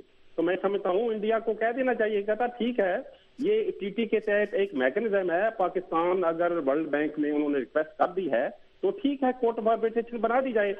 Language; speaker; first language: Urdu; native; Urdu